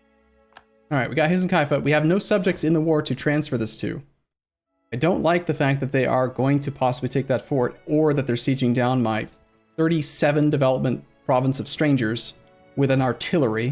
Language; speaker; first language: English; native; English